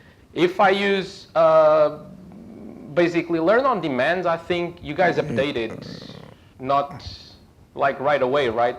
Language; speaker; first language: English; non-native, fluent; Portuguese